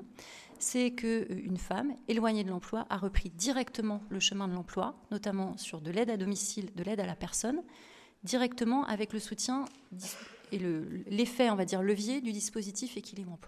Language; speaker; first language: French; native; French